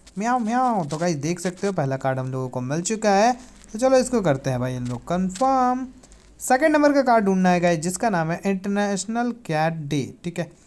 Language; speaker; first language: Hindi; native; Hindi